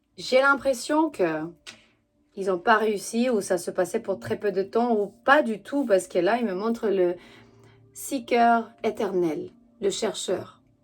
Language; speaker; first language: French; non-native, fluent; Romanian